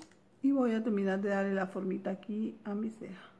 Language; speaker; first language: Spanish; native; Spanish